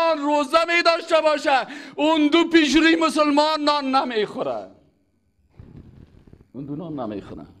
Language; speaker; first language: Persian; native; Persian